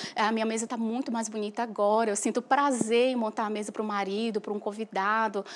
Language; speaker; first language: Portuguese; native; Portuguese